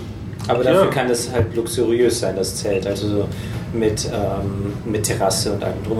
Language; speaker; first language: German; native; German